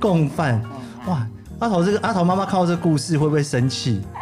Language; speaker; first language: Chinese; native; Chinese